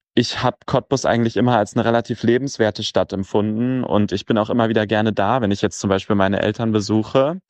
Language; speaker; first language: German; native; German